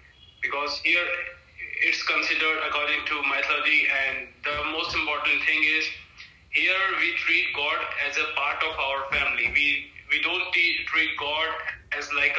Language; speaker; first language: English; non-native, local second language; Hindi